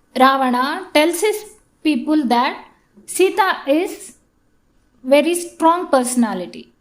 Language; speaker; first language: English; non-native, local second language; Kannada